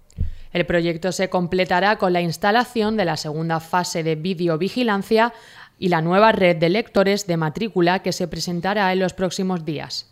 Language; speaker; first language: Spanish; native; Spanish